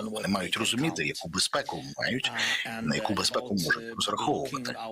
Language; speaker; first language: Ukrainian; non-native, local second language; Russian